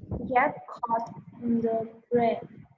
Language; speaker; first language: English; non-native, learner; Vietnamese